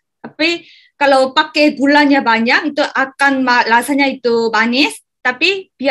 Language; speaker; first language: Indonesian; non-native, learner; Korean